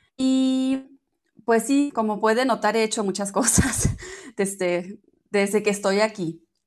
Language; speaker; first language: Spanish; non-native, fluent; German